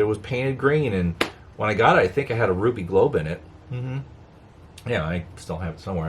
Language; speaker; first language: English; native; English